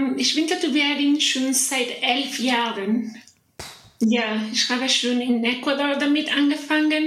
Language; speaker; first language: German; non-native, learner; Spanish